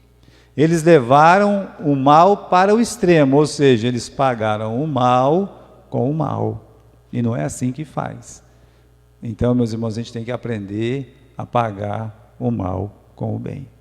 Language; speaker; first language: Portuguese; native; Portuguese